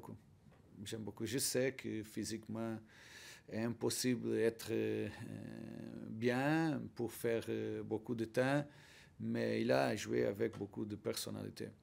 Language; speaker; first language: French; non-native, learner; Portuguese